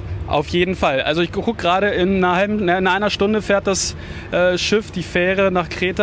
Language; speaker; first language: German; native; German